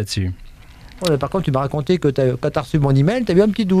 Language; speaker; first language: French; native; French